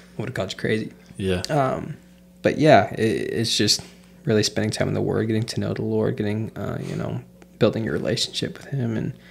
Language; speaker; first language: English; native; English